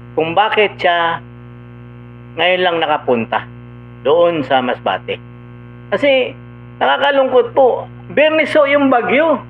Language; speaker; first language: Filipino; non-native, local second language; Cebuano